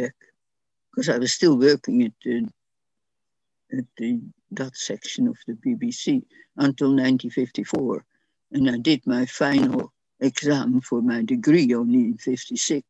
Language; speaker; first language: English; non-native, fluent; Dutch